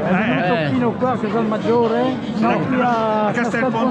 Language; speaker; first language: Italian; native; Italian